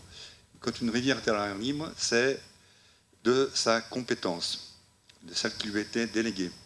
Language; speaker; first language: French; native; French